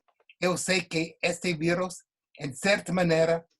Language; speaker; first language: Portuguese; non-native, fluent; English